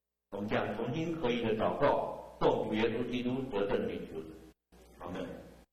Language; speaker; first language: Chinese; native; Chinese